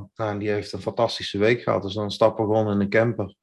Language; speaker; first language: Dutch; native; Dutch